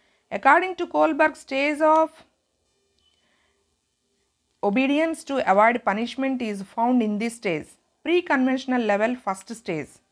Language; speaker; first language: English; non-native, local second language; Telugu